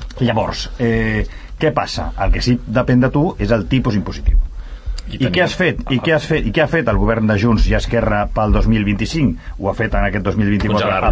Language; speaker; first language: Catalan; native; Catalan